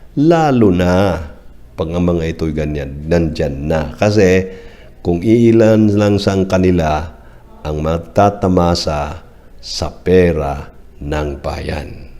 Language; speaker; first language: Filipino; non-native, local second language; Cebuano